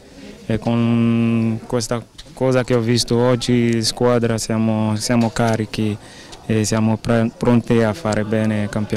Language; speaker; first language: Italian; non-native, learner; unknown